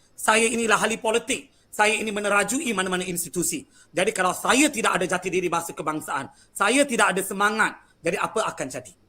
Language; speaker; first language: Malay; native; Malay